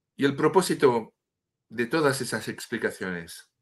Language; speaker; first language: Spanish; non-native, fluent; French